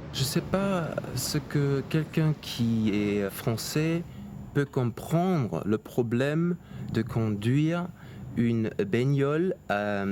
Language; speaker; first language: French; non-native, fluent; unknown